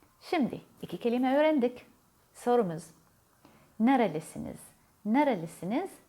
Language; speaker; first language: Turkish; non-native, learner; Arabic